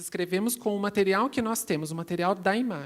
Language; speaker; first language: Portuguese; native; Portuguese